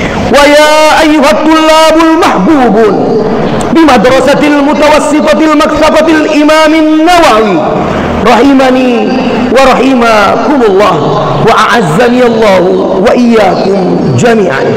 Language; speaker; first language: Arabic; non-native, fluent; Indonesian